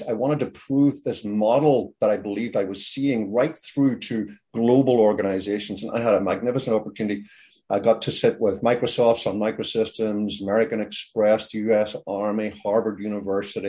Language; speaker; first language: English; native; English